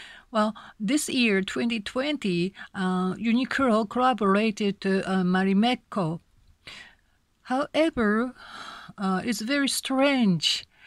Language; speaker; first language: English; non-native, learner; Japanese